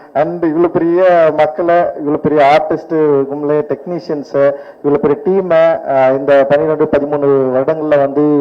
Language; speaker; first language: Tamil; native; Tamil